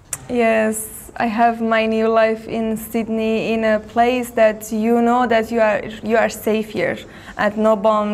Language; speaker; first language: English; non-native, learner; Armenian